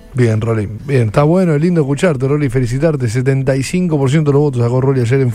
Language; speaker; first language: Spanish; native; Spanish